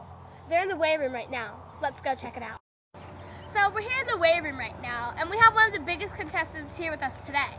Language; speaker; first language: English; native; English